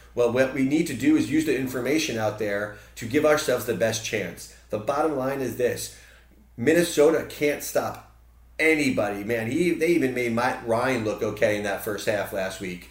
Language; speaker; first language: English; native; English